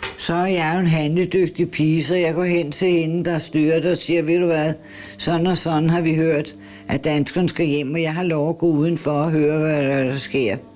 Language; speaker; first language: Danish; native; Danish